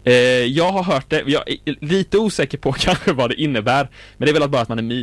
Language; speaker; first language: Swedish; native; Swedish